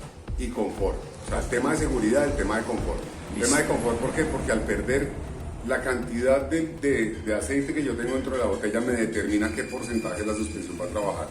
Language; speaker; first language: Spanish; native; Spanish